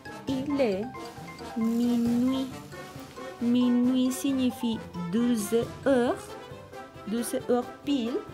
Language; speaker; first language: French; non-native, fluent; Spanish